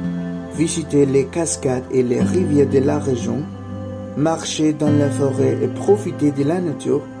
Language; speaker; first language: French; non-native, learner; Spanish